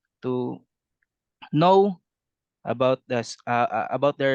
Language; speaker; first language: English; non-native, learner; Cebuano